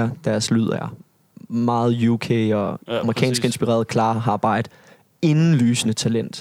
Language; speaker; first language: Danish; native; Danish